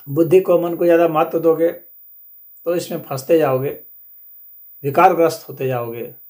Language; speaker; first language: Hindi; native; Hindi